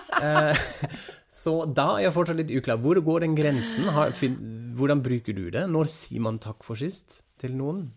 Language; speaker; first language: Norwegian; non-native, fluent; German